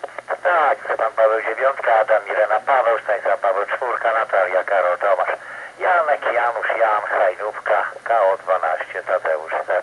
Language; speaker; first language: Polish; native; Polish